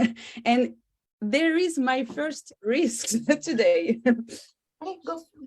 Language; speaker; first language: English; non-native, learner; French